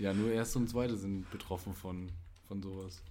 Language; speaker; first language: German; native; German